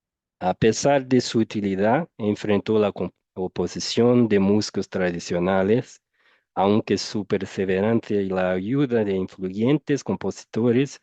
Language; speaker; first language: Spanish; non-native, fluent; Portuguese